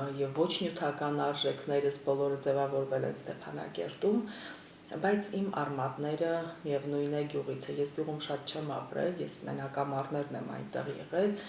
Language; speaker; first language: Armenian; native; Armenian